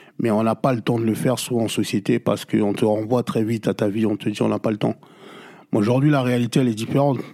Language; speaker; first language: French; non-native, local second language; Lingala